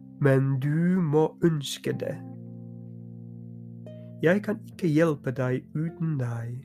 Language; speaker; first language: Norwegian; non-native, fluent; Polish